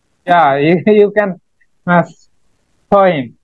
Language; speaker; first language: English; non-native, learner; Bangla